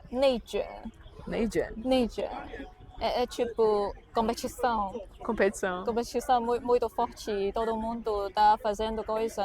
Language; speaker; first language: Portuguese; non-native, fluent; Chinese